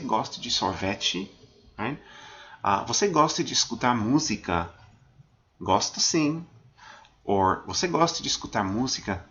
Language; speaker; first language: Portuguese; non-native, fluent; English